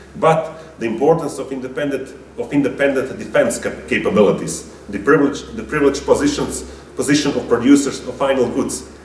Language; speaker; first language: English; non-native, fluent; Croatian